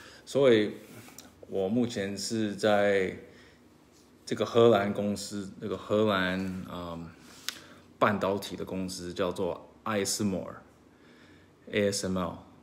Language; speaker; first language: Chinese; early bilingual, heritage; Chinese